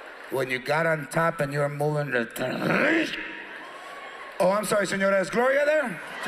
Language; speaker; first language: English; early bilingual, other home language; Spanish